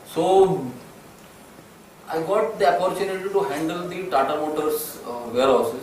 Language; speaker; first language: English; non-native, local second language; Marathi